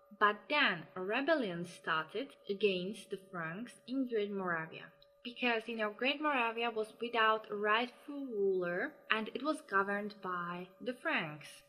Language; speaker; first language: English; non-native, fluent; Slovak